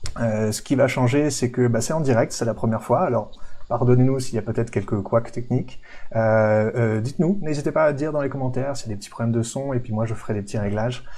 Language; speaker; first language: French; native; French